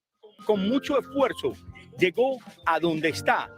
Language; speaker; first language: Spanish; native; Spanish